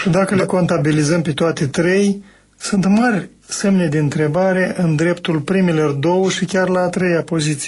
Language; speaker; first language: Romanian; native; Romanian